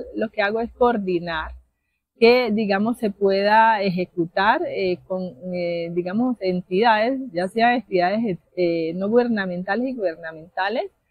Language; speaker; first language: Spanish; native; Spanish